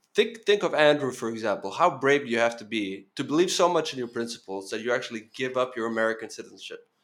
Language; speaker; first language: English; non-native, fluent; Norwegian